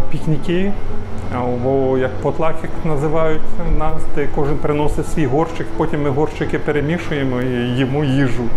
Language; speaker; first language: Ukrainian; native; Ukrainian